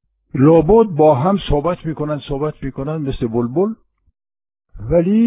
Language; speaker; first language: Persian; non-native, fluent; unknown